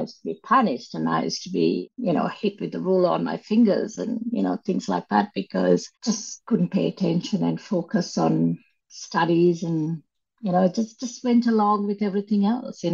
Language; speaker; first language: English; non-native, local second language; Sinhala